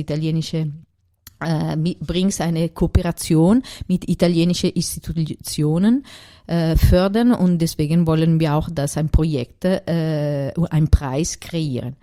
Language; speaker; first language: German; non-native, fluent; Italian